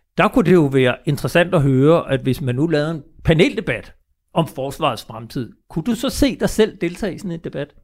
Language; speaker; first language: Danish; native; Danish